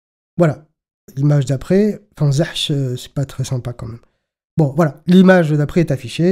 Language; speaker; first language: French; native; French